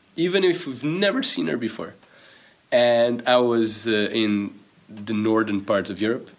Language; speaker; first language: English; non-native, fluent; Portuguese